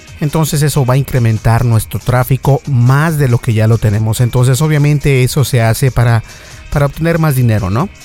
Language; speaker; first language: Spanish; native; Spanish